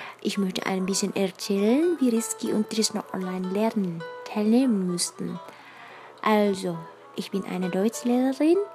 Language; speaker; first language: German; non-native, fluent; Indonesian